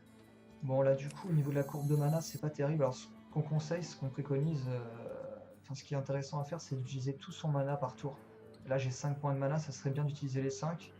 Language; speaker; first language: French; native; French